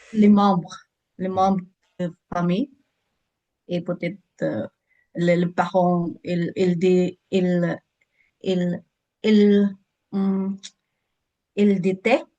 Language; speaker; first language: French; non-native, learner; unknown